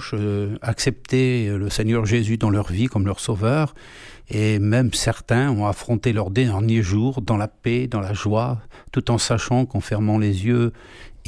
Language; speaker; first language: French; native; French